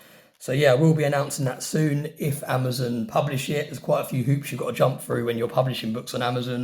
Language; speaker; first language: English; native; English